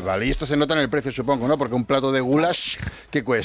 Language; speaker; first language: Spanish; native; Spanish